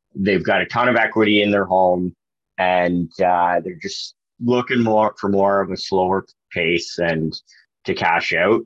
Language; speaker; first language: English; native; English